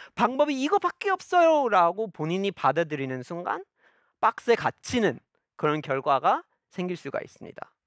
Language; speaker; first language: Korean; non-native, fluent; English